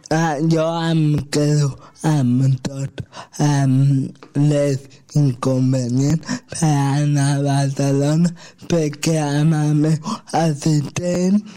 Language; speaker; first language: Catalan; non-native, local second language; Spanish